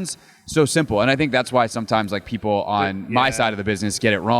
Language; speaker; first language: English; native; English